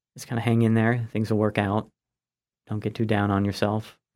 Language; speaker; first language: English; native; English